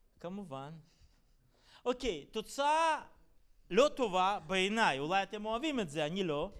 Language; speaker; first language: Hebrew; non-native, fluent; Russian